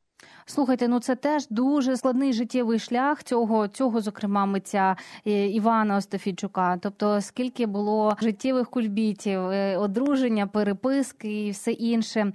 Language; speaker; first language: Ukrainian; native; Ukrainian